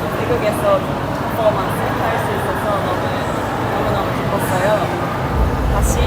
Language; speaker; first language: Korean; non-native, learner; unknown